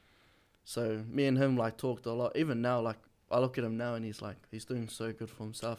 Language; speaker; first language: English; native; English